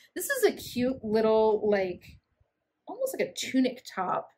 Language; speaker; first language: English; native; English